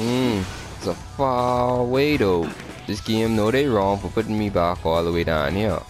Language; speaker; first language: English; native; English